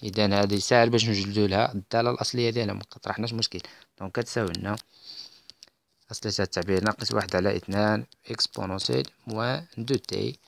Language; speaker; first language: Arabic; native; Arabic